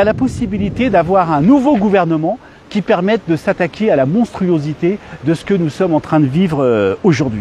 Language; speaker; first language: French; native; French